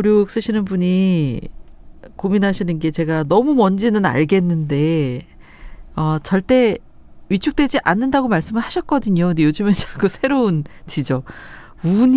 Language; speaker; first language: Korean; native; Korean